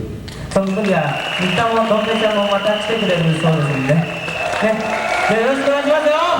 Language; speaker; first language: Japanese; native; Japanese